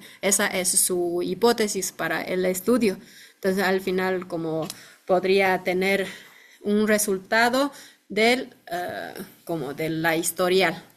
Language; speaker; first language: Spanish; non-native, fluent; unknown